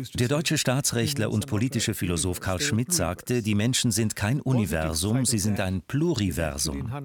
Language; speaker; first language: German; non-native, fluent; Hindi